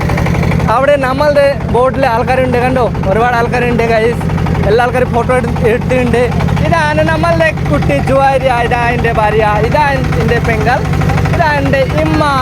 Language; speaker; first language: Malayalam; non-native, learner; Bangla